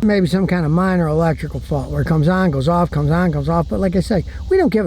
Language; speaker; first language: English; native; English